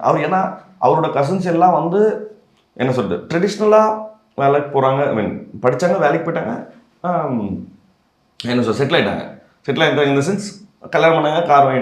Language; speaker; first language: Tamil; native; Tamil